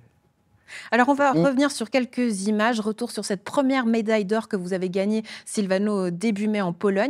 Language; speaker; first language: French; native; French